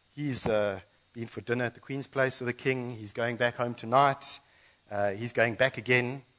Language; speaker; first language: English; native; English